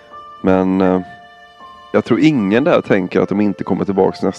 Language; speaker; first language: Swedish; native; Swedish